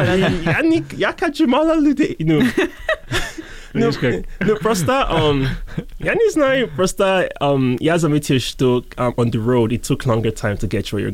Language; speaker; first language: Russian; non-native, learner; English